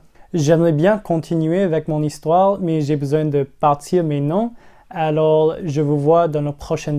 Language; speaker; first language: French; non-native, local second language; English